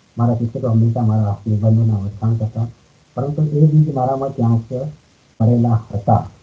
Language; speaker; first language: Gujarati; non-native, local second language; Sindhi